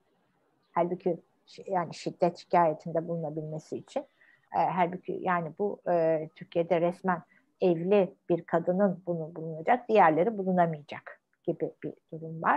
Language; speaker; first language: Turkish; native; Turkish